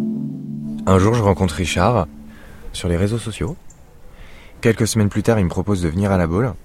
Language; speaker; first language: French; native; French